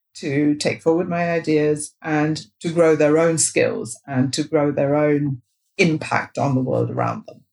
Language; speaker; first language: English; non-native, local second language; Bangla